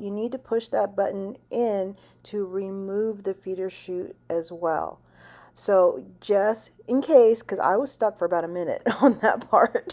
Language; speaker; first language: English; native; English